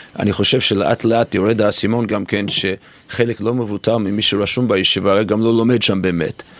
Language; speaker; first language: Hebrew; non-native, fluent; English